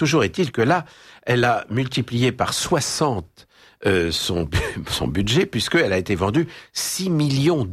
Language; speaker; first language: French; native; French